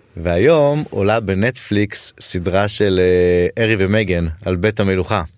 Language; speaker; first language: Hebrew; native; Hebrew